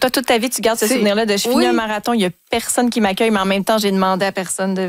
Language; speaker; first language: French; native; French